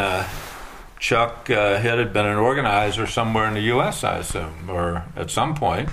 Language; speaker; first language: English; native; English